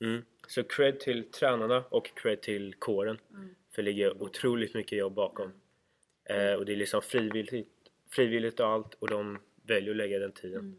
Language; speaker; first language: Swedish; native; Swedish